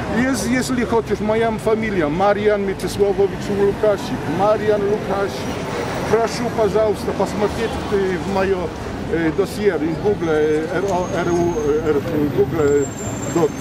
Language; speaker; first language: Russian; non-native, learner; Polish